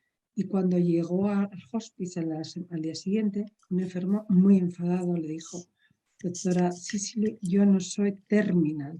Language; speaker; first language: Spanish; native; Spanish